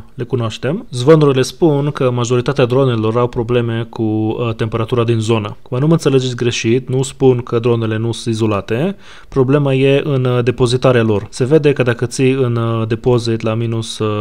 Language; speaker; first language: Romanian; non-native, fluent; Hebrew